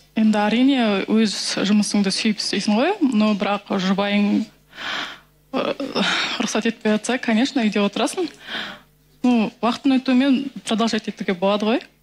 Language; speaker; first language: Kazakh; early bilingual, heritage; Kazakh